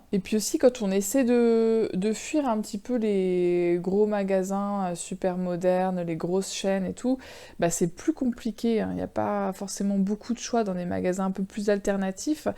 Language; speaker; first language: French; native; French